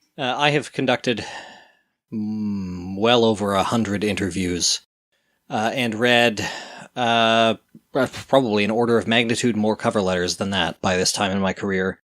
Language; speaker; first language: English; native; English